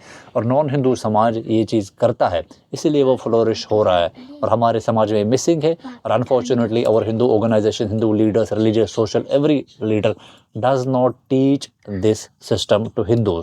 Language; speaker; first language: Hindi; native; Hindi